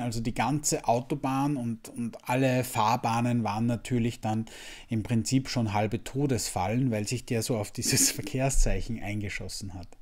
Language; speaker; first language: German; native; German